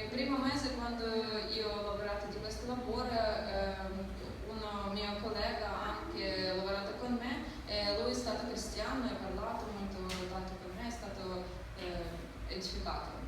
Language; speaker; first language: Italian; non-native, learner; Ukrainian